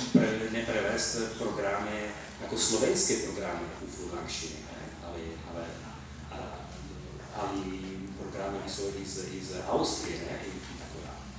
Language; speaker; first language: Slovenian; non-native, fluent; Italian